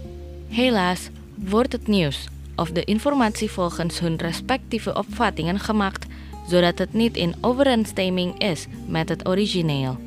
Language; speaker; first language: Dutch; non-native, learner; Indonesian